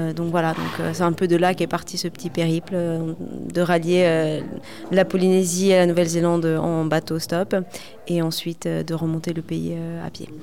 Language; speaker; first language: French; native; French